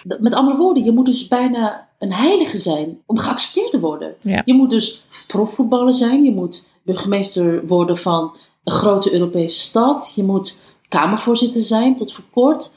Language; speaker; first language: Dutch; early bilingual, other home language; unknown